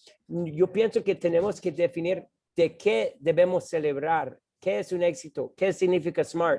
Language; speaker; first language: Spanish; non-native, fluent; English